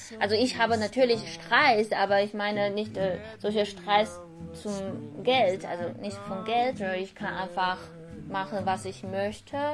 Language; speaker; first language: German; non-native, learner; Chinese